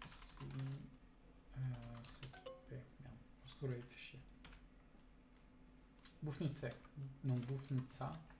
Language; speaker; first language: Romanian; non-native, learner; French